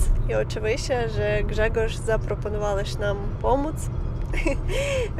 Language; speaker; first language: Polish; non-native, learner; Ukrainian